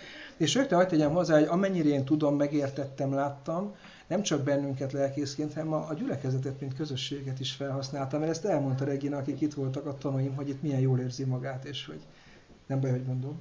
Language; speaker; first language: Hungarian; native; Hungarian